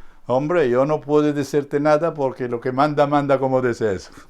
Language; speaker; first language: Spanish; native; Spanish